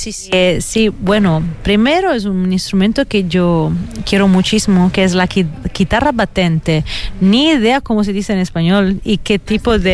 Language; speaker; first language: Spanish; non-native, fluent; Italian